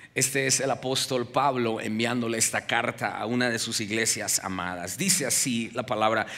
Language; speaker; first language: Spanish; native; Spanish